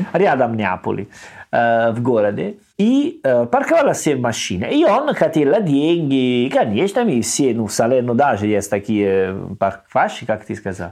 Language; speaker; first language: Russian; non-native, learner; Italian